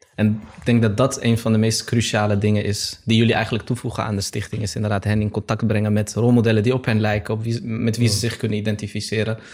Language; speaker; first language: Dutch; early bilingual, other home language; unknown